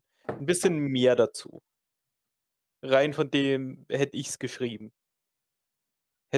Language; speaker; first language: German; native; German